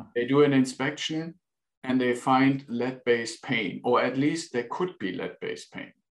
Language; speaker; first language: English; non-native, fluent; German